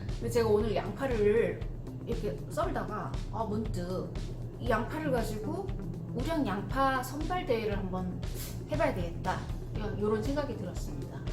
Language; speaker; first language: Korean; native; Korean